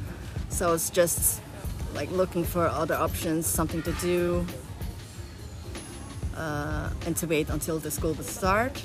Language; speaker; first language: English; non-native, fluent; Faroese